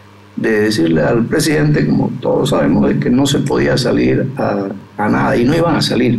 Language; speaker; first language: Spanish; native; Spanish